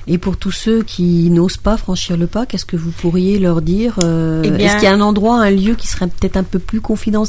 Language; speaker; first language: French; native; French